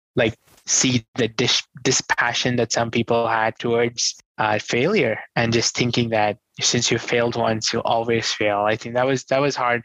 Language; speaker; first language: English; non-native, local second language; Hindi